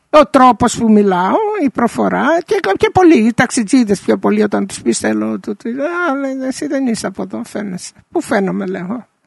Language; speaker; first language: Greek; early bilingual, heritage; Greek